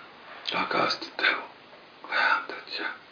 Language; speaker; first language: French; native; French